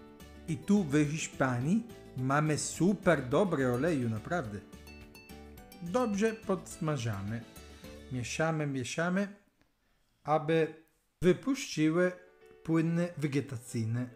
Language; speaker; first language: Polish; non-native, learner; Italian